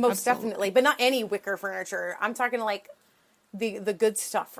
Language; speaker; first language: English; native; English